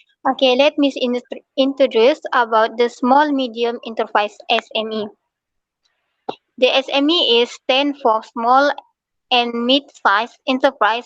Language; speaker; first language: English; non-native, local second language; Malay